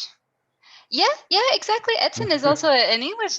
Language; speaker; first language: English; non-native, fluent; Spanish